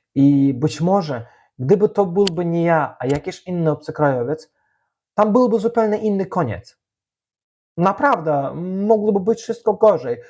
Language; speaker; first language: Polish; non-native, fluent; Azerbaijani